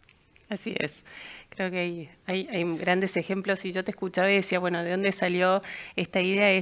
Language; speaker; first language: Spanish; native; Spanish